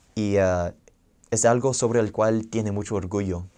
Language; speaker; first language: Spanish; non-native, fluent; English